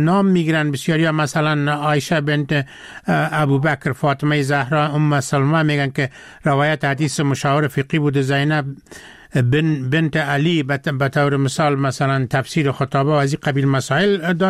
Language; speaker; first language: Persian; native; Persian